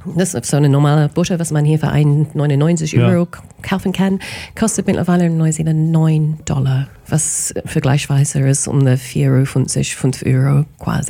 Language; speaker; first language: German; non-native, fluent; English